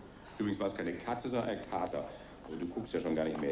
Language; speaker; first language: German; native; German